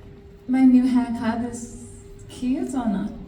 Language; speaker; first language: English; non-native, fluent; Thai